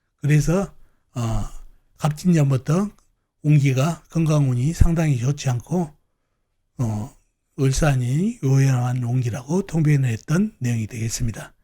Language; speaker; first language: Korean; native; Korean